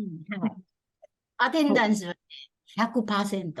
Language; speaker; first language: Japanese; non-native, fluent; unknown